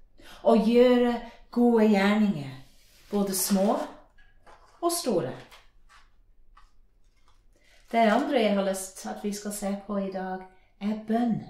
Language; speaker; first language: Norwegian; non-native, fluent; English